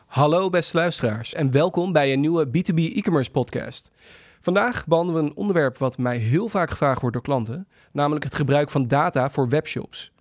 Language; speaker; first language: Dutch; native; Dutch